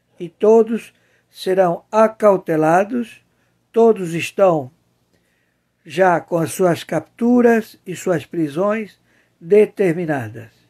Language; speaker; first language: Portuguese; native; Portuguese